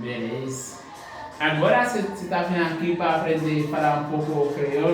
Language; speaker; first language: Portuguese; non-native, learner; Haitian Creole